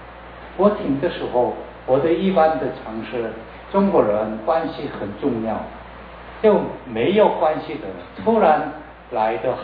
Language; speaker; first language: Chinese; non-native, learner; Korean